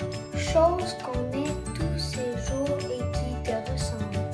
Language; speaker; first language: French; native; French